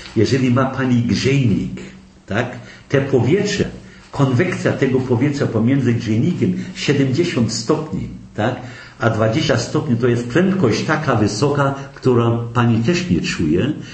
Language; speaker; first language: Polish; non-native, local second language; German